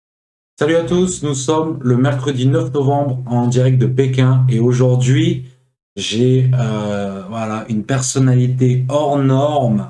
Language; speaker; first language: French; native; French